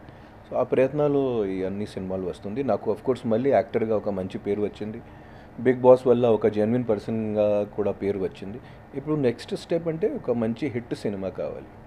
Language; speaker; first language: Telugu; non-native, local second language; Hindi